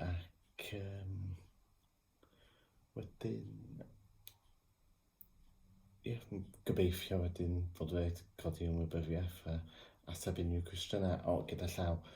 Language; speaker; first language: Welsh; non-native, local second language; English